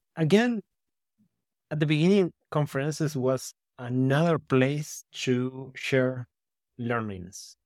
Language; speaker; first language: English; non-native, fluent; Spanish